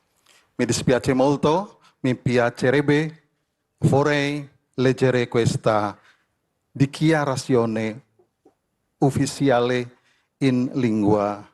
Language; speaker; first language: Italian; non-native, learner; Indonesian